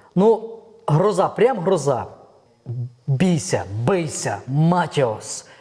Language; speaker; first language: Ukrainian; native; Ukrainian